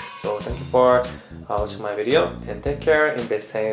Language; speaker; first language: English; non-native, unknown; Korean